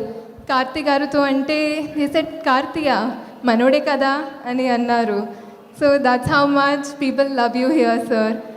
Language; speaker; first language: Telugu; non-native, fluent; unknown